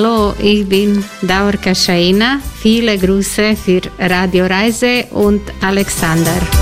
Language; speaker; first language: German; non-native, learner; Croatian